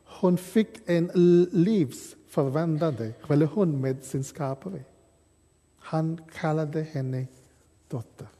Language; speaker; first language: Swedish; non-native, fluent; English